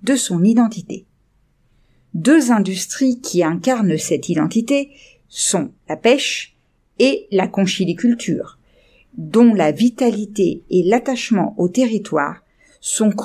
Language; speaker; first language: French; native; French